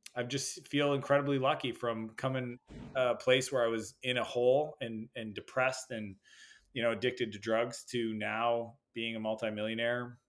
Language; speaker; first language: English; native; English